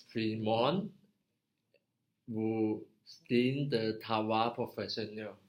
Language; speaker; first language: French; non-native, learner; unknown